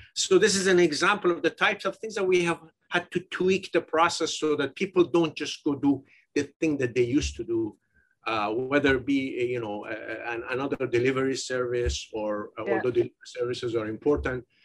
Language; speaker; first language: English; non-native, fluent; Persian